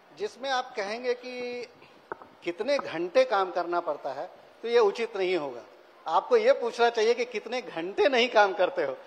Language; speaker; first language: Hindi; native; Hindi